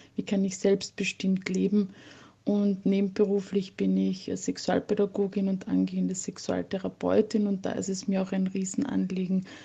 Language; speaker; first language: German; native; German